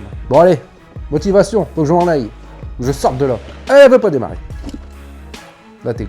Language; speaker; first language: French; native; French